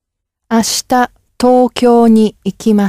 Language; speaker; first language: Japanese; non-native, learner; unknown